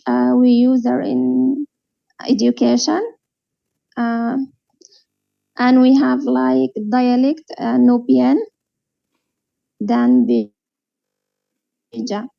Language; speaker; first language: English; non-native, learner; Arabic